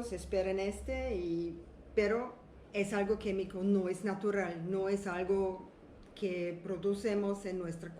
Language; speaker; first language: Spanish; non-native, learner; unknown